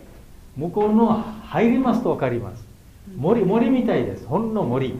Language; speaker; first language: Japanese; non-native, learner; Bangla